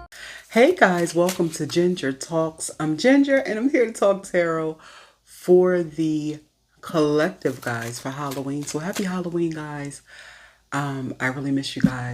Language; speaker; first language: English; native; English